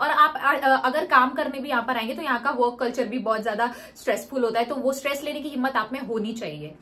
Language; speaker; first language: Hindi; native; Hindi